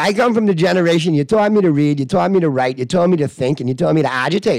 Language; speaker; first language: English; native; English